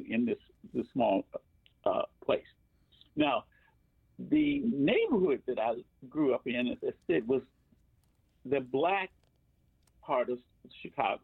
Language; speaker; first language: English; native; English